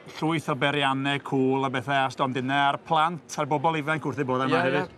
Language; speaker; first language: Welsh; native; Welsh